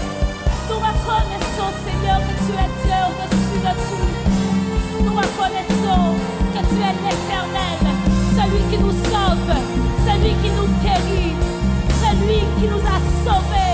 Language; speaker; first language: French; native; French